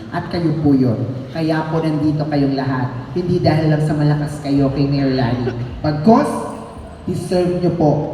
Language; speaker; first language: Filipino; native; Filipino